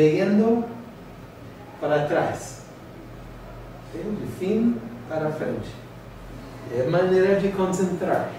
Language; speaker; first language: Portuguese; non-native, fluent; English